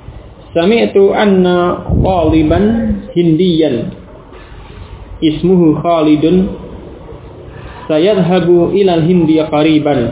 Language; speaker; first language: Arabic; non-native, fluent; Indonesian